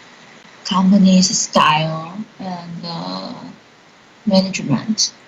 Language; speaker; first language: English; non-native, learner; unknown